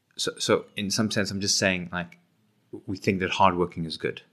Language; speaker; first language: English; native; English